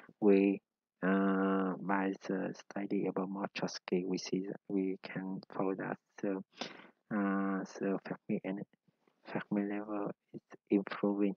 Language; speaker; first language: English; non-native, learner; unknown